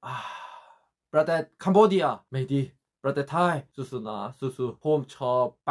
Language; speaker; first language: Thai; non-native, learner; Korean